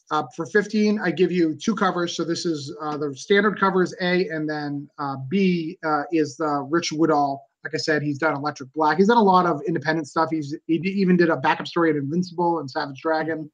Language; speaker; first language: English; native; English